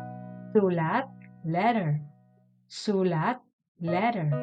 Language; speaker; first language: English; non-native, local second language; Filipino